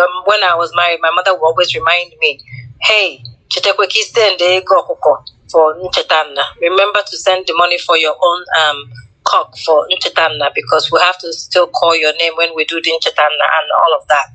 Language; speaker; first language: English; non-native, local second language; Igbo